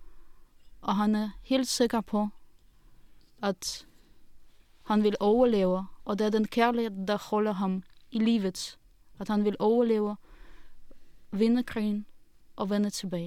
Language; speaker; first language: Danish; non-native, fluent; Russian